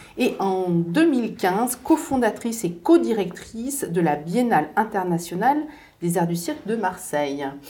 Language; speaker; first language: French; native; French